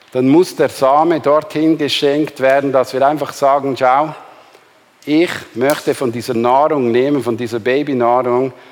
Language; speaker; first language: German; native; German